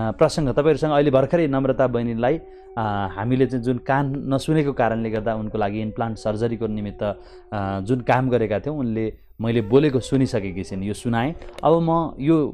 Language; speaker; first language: Nepali; native; Nepali